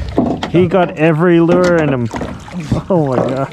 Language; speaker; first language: English; native; English